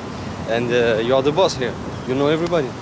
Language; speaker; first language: English; non-native, learner; French